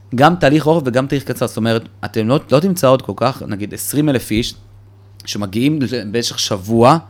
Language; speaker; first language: Hebrew; early bilingual, other home language; Russian